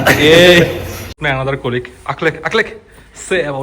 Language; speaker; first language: English; non-native, local second language; Bangla